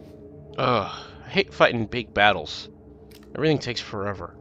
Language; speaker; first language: English; native; English